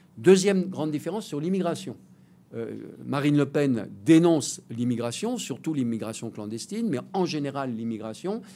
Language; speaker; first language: French; native; French